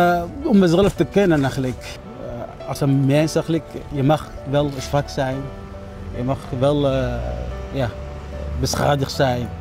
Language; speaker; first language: Dutch; non-native, fluent; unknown